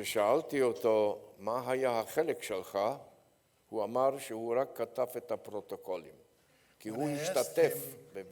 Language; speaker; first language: Hebrew; non-native, fluent; Polish